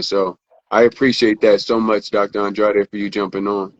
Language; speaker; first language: English; native; English